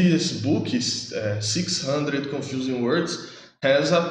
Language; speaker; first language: English; non-native, learner; Portuguese